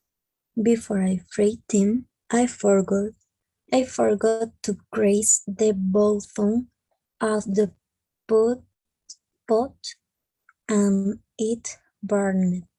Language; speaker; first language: English; non-native, learner; Spanish